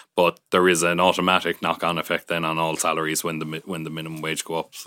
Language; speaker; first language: English; native; English